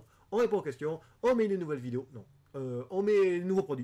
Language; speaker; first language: French; native; French